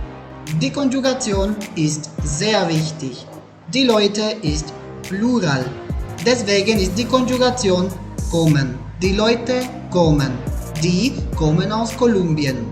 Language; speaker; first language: German; non-native, fluent; Spanish